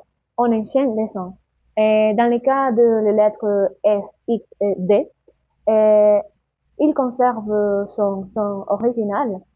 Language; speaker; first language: French; non-native, learner; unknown